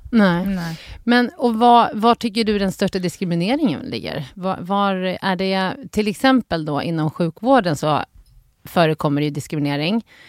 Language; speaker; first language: Swedish; native; Swedish